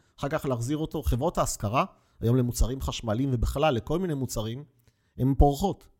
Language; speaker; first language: Hebrew; native; Hebrew